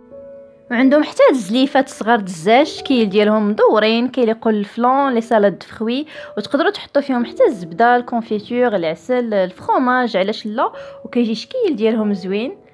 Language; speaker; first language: Arabic; native; Arabic